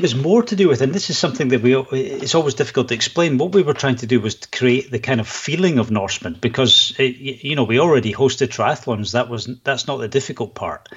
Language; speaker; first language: English; native; English